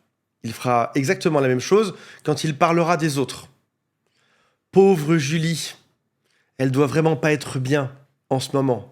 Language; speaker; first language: French; native; French